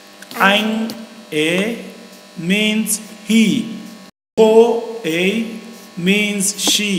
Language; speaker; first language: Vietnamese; non-native, learner; English